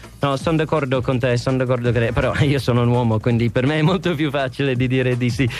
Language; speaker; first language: Italian; non-native, fluent; English